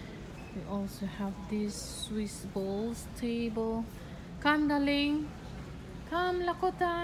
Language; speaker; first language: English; non-native, local second language; Filipino